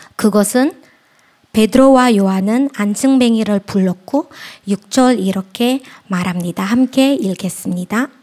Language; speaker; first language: Korean; non-native, fluent; Indonesian